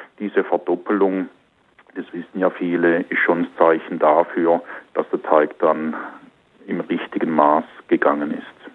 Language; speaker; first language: German; native; German